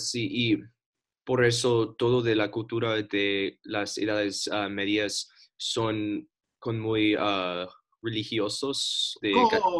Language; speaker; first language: Spanish; non-native, learner; English